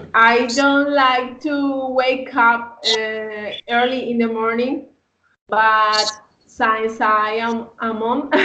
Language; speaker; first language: English; non-native, learner; Spanish